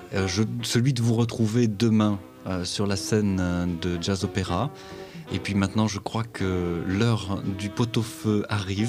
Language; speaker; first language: French; native; French